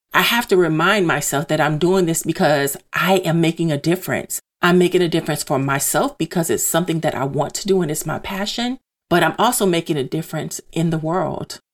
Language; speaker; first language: English; native; English